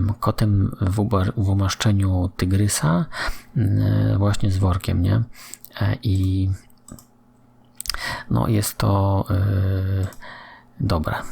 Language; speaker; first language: Polish; native; Polish